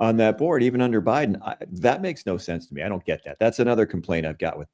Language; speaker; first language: English; native; English